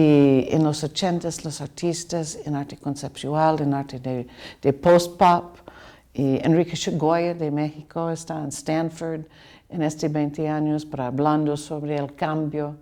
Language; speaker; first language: Spanish; non-native, learner; English